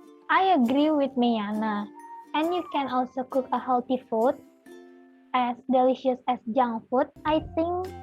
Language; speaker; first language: English; non-native, learner; Indonesian